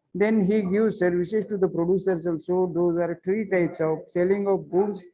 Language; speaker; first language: English; non-native, local second language; Marathi